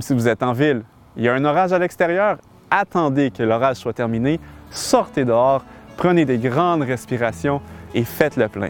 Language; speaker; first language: French; native; French